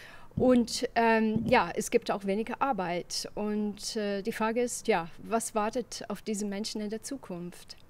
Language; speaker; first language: German; non-native, fluent; English